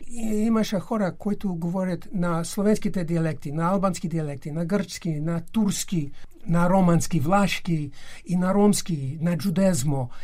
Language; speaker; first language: Bulgarian; non-native, fluent; English